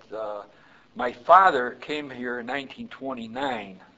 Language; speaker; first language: English; early bilingual, other home language; Yiddish